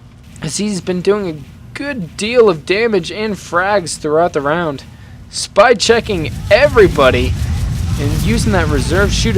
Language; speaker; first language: English; native; English